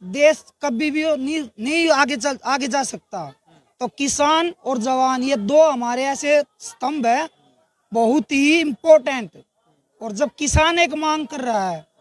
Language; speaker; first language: Hindi; native; Hindi